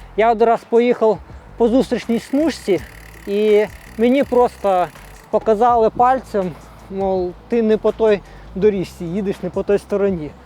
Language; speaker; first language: Ukrainian; non-native, local second language; Russian